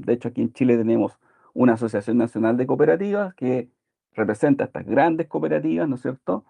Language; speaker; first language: Spanish; native; Spanish